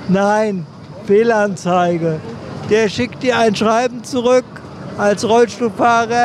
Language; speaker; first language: German; native; German